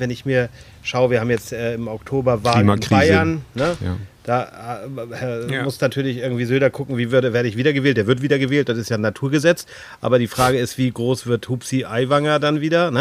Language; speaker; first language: German; native; German